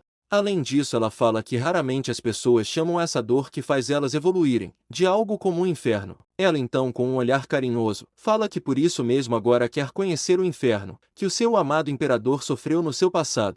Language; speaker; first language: Portuguese; native; Portuguese